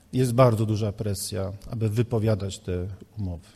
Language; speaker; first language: Polish; native; Polish